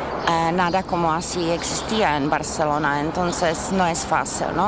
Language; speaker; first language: Spanish; non-native, learner; Czech